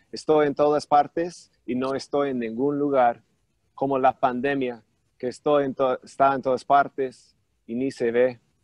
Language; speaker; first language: Spanish; non-native, fluent; English